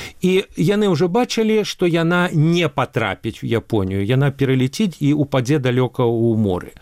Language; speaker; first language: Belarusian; non-native, local second language; Russian